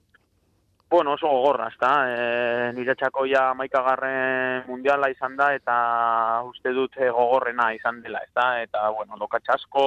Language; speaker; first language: Basque; non-native, local second language; Spanish